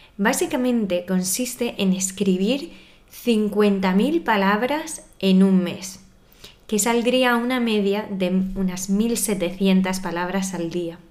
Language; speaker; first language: Spanish; native; Spanish